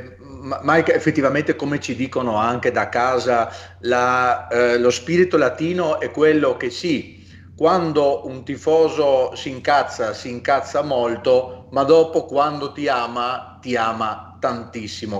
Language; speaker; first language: Italian; native; Italian